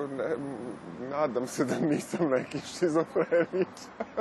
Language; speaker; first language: Serbian; native; Serbian